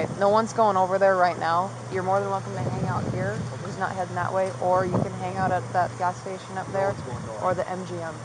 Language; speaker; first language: English; native; English